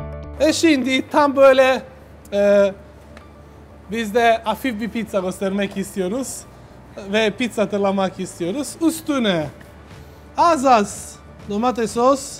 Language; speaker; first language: Turkish; non-native, learner; Italian